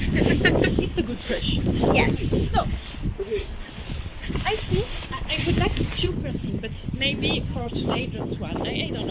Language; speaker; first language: English; non-native, learner; Turkish